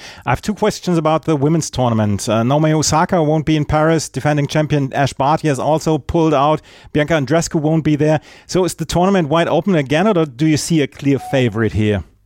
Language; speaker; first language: English; non-native, fluent; German